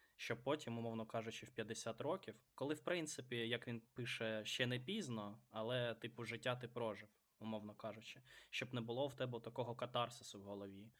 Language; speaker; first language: Ukrainian; non-native, local second language; Russian